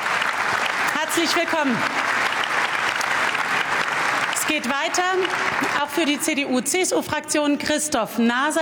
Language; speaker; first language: German; native; German